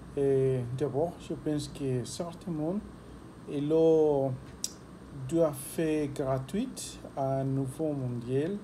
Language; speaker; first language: French; non-native, learner; Spanish